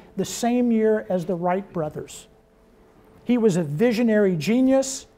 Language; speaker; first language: English; native; English